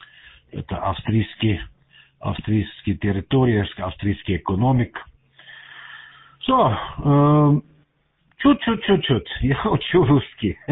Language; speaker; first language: Russian; non-native, learner; German